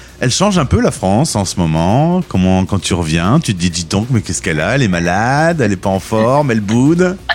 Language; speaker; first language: French; native; French